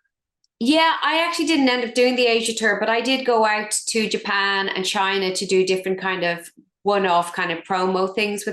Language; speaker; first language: English; native; English